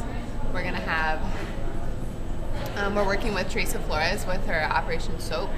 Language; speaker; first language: English; native; English